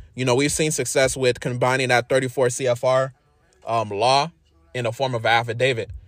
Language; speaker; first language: English; native; English